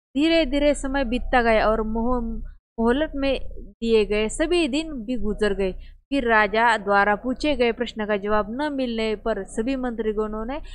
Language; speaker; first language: Hindi; non-native, local second language; Marathi